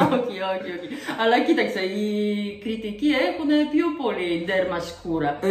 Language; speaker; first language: Greek; non-native, learner; Polish